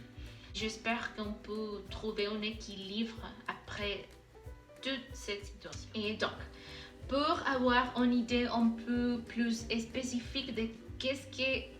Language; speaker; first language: French; non-native, learner; Spanish